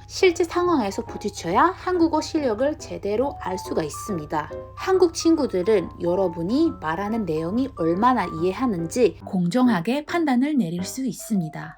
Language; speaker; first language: Korean; non-native, learner; Indonesian